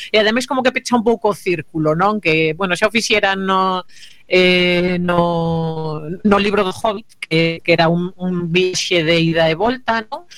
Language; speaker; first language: Galician; native; Galician